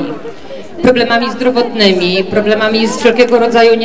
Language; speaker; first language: Polish; native; Polish